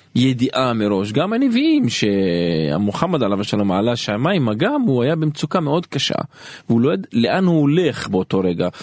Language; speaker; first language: Hebrew; non-native, local second language; Arabic